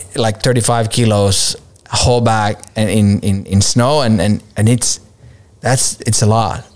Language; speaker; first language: English; non-native, fluent; Finnish